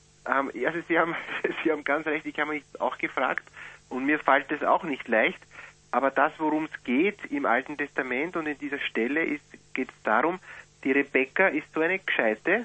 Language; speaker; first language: German; native; German